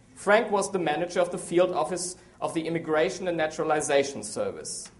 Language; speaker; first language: English; non-native, fluent; German